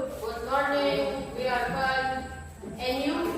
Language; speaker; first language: English; non-native, learner; Indonesian